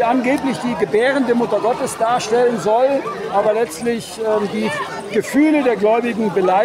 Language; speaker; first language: German; native; German